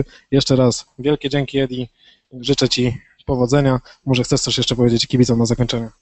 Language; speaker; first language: Polish; native; Polish